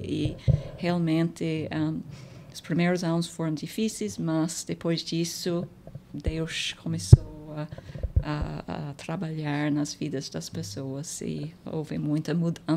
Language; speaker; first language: Portuguese; non-native, fluent; English